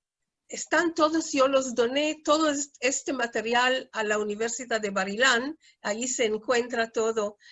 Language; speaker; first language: Spanish; non-native, fluent; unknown